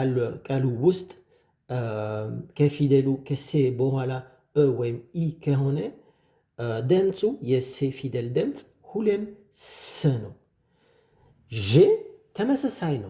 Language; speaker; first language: Amharic; non-native, fluent; French